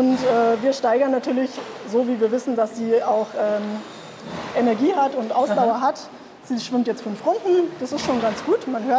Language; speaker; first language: German; native; German